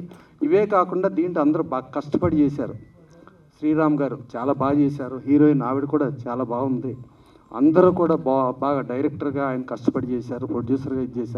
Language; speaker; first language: Telugu; native; Telugu